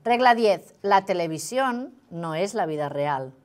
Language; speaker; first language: Spanish; non-native, local second language; Catalan